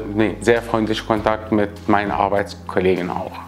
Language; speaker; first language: German; non-native, learner; Arabic